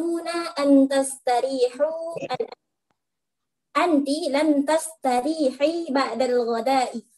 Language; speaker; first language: Arabic; non-native, learner; Indonesian